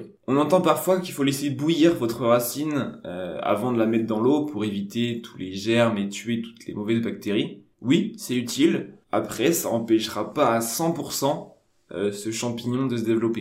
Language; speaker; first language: French; native; French